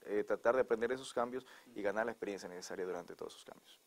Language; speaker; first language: Spanish; native; Spanish